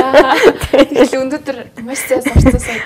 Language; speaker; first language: Mongolian; native; Mongolian